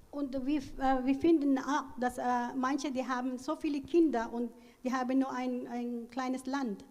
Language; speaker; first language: German; non-native, learner; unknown